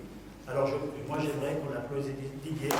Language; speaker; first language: French; native; French